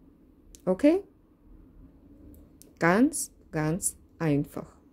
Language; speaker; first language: German; non-native, learner; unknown